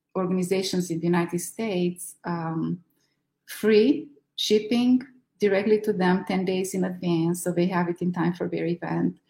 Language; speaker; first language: English; non-native, fluent; Romanian